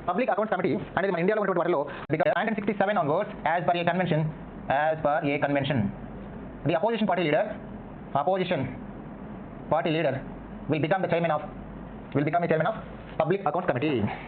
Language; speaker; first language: English; non-native, local second language; Telugu